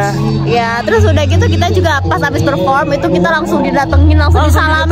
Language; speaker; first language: Indonesian; native; Indonesian